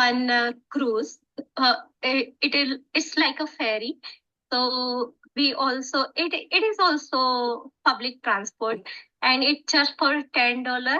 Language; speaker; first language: English; non-native, learner; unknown